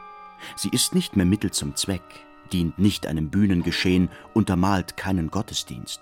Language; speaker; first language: German; native; German